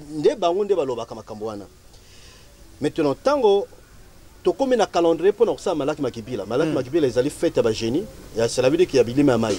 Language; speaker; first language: Lingala; non-native, local second language; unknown